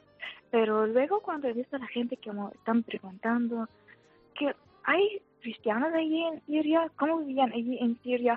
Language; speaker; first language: Spanish; non-native, fluent; Arabic